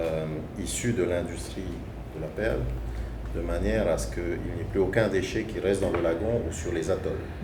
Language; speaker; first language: French; native; French